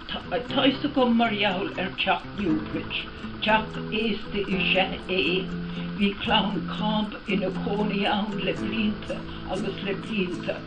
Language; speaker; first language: Irish; non-native, local second language; English